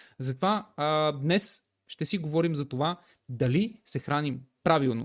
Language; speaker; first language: Bulgarian; native; Bulgarian